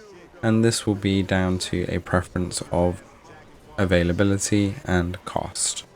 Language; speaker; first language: English; native; English